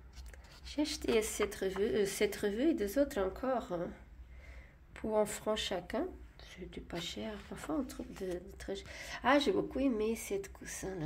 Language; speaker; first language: French; non-native, fluent; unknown